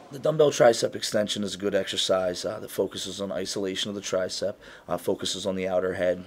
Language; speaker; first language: English; native; English